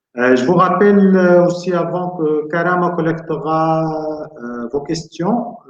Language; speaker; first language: French; non-native, local second language; Arabic